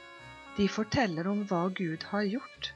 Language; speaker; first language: Norwegian; non-native, fluent; Polish